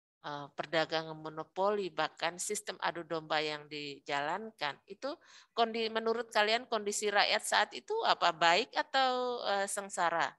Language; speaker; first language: Indonesian; native; Indonesian